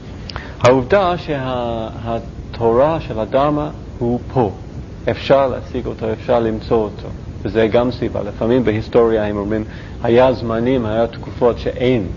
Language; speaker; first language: Hebrew; non-native, learner; English